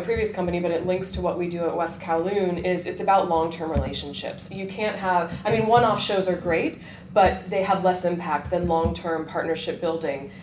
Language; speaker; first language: English; native; English